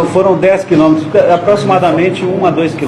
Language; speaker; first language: Portuguese; native; Portuguese